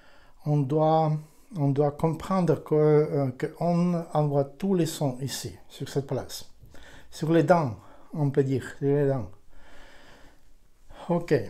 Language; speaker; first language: French; non-native, fluent; Ukrainian